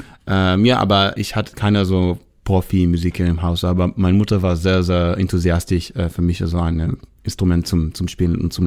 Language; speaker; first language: German; non-native, learner; Hebrew